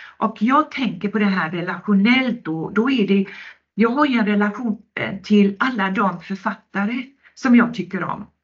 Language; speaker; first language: Swedish; non-native, local second language; Finnish